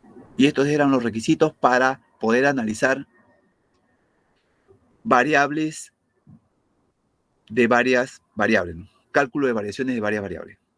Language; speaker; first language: Spanish; native; Spanish